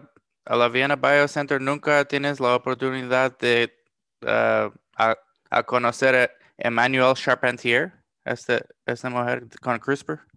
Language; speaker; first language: Spanish; non-native, learner; English